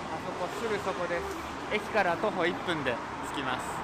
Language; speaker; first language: Japanese; native; Japanese